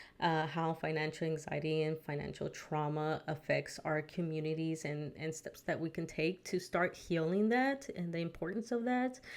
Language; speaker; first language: English; early bilingual, other home language; Spanish